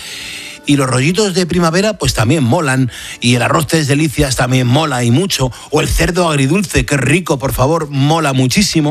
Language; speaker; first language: Spanish; native; Spanish